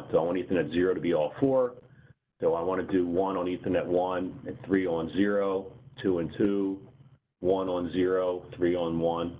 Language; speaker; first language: English; native; English